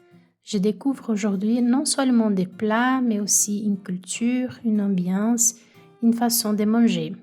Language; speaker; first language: French; non-native, fluent; Portuguese